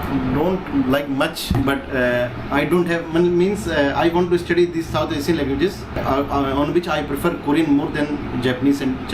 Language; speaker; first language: English; non-native, local second language; Hindi